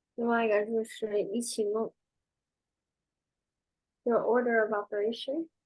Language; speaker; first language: Chinese; early bilingual, heritage; Chinese